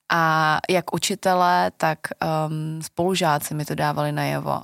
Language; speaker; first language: Czech; early bilingual, other home language; Vietnamese